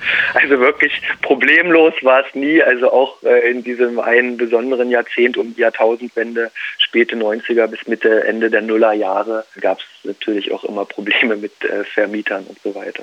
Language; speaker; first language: German; native; German